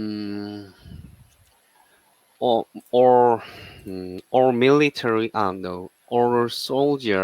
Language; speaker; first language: English; non-native, learner; Korean